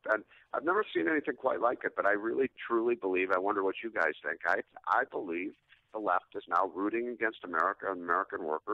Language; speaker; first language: English; native; English